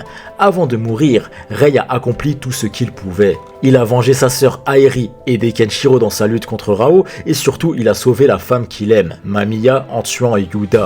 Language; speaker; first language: French; native; French